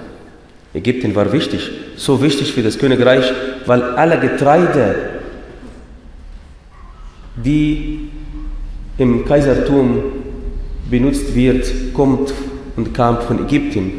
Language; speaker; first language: German; non-native, fluent; Arabic